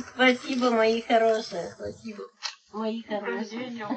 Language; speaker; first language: Russian; native; Russian